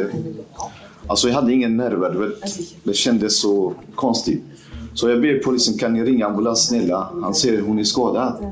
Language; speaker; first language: Swedish; non-native, fluent; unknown